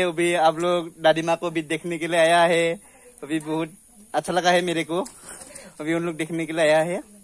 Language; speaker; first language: Hindi; non-native, local second language; Bodo